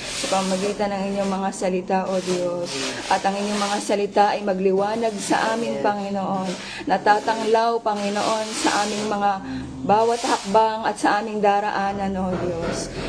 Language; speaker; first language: Filipino; native; Filipino